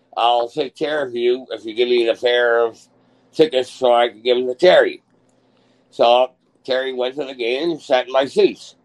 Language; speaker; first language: English; native; English